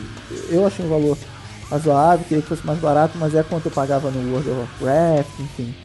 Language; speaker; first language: Portuguese; native; Portuguese